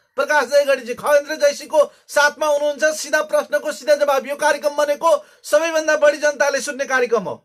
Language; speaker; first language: Nepali; native; Nepali